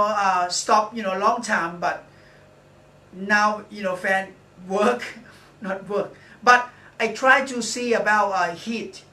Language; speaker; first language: English; non-native, learner; Thai